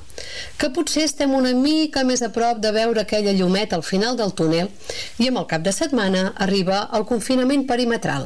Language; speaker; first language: Catalan; native; Catalan